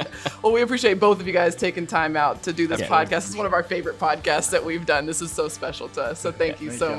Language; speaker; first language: English; native; English